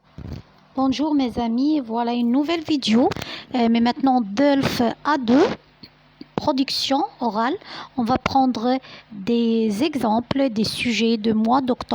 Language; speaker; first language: French; non-native, fluent; Arabic